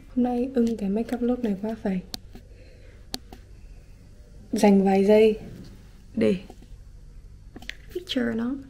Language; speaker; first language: Vietnamese; native; Vietnamese